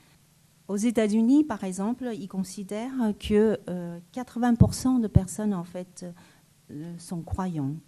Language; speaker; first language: French; non-native, fluent; Chinese